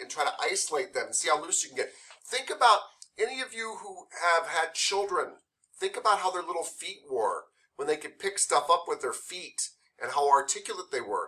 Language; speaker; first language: English; native; English